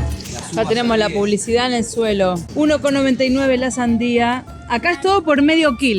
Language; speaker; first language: Spanish; native; Spanish